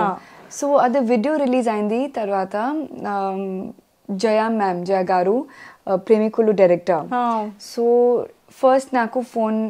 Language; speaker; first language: Telugu; non-native, learner; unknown